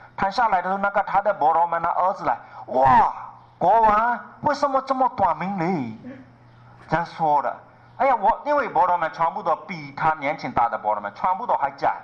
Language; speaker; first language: Chinese; non-native, fluent; Burmese